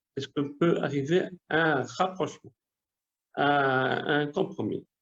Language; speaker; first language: French; non-native, local second language; Arabic